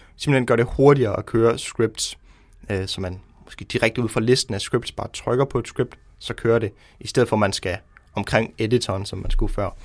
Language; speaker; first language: Danish; native; Danish